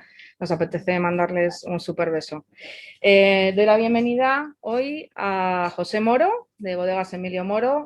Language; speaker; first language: Spanish; native; Spanish